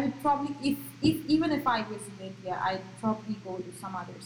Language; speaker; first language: English; non-native, local second language; Marathi